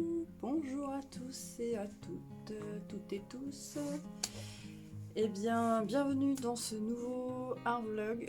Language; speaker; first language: French; native; French